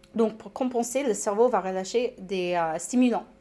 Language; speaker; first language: French; non-native, fluent; English